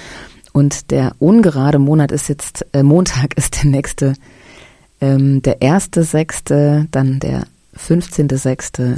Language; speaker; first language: German; native; German